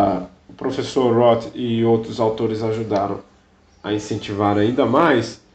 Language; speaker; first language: Portuguese; native; Portuguese